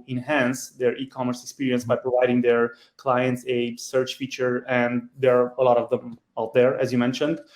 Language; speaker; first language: English; non-native, fluent; Romanian